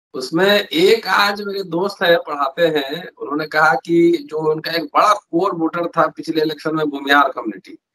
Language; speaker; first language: Hindi; native; Hindi